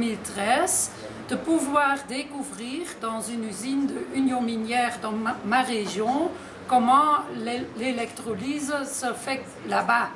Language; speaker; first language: French; non-native, local second language; Dutch